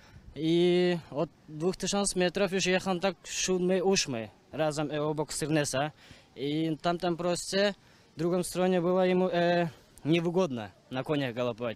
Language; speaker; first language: Polish; non-native, learner; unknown